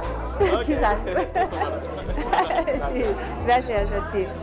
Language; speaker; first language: Spanish; non-native, learner; French